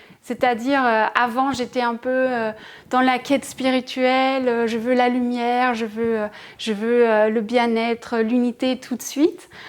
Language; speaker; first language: French; non-native, fluent; German